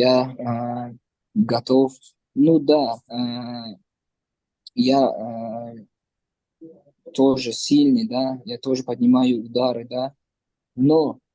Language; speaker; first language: Russian; non-native, learner; Uzbek